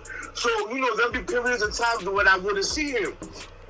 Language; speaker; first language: English; early bilingual, other home language; Spanish